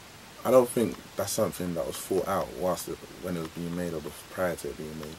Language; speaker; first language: English; native; English